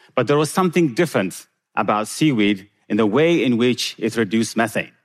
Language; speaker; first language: English; non-native, fluent; Tigrinya